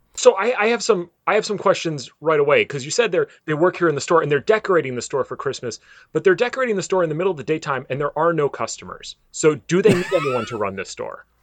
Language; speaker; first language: English; native; English